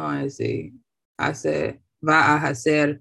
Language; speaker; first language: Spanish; non-native, learner; English